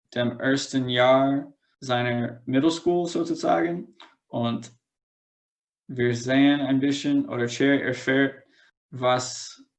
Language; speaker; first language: German; non-native, fluent; English